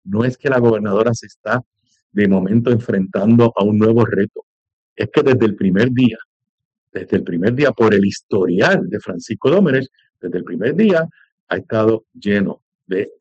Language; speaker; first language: Spanish; native; Spanish